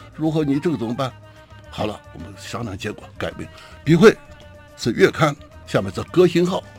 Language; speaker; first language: Chinese; native; Chinese